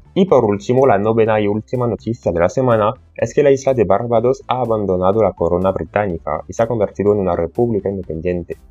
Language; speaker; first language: Spanish; non-native, fluent; French